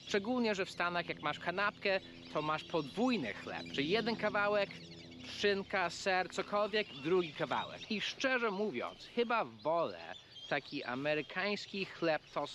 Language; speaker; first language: Polish; non-native, fluent; English